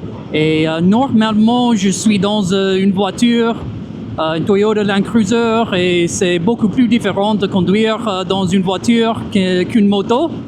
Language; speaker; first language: French; non-native, fluent; English